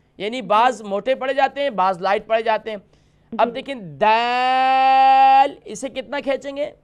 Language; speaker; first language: Urdu; native; Urdu